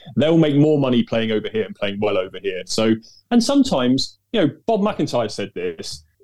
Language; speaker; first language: English; native; English